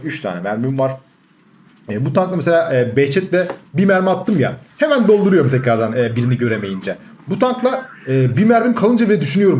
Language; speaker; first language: Turkish; native; Turkish